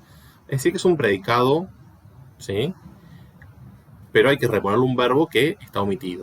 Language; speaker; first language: Spanish; native; Spanish